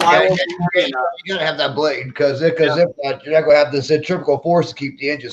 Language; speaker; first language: English; native; English